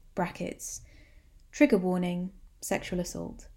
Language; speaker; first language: English; native; English